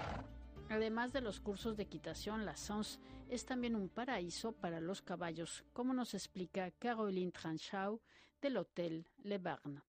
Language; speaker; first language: Spanish; native; Spanish